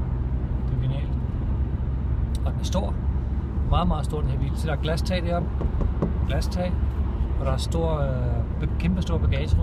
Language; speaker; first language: Danish; native; Danish